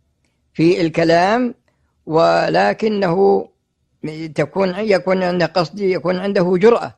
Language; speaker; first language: Arabic; native; Arabic